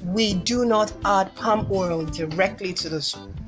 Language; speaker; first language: English; non-native, local second language; Igbo